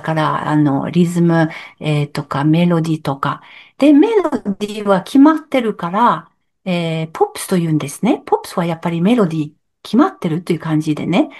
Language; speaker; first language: Japanese; non-native, learner; French